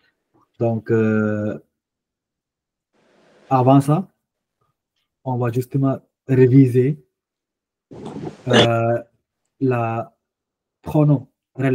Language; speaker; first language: French; non-native, fluent; Hindi